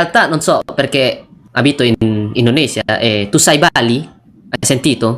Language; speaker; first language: Italian; non-native, learner; Indonesian